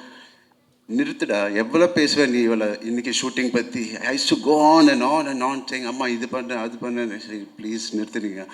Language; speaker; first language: Tamil; non-native, local second language; Telugu